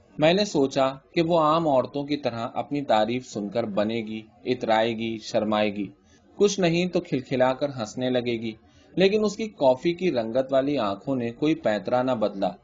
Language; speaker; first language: Urdu; native; Urdu